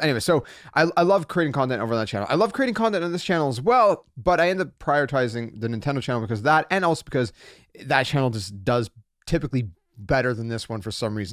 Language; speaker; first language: English; native; English